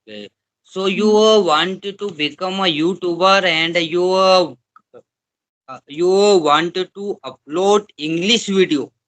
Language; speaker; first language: English; non-native, learner; Hindi